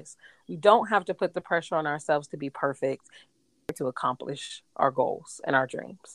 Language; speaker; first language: English; native; English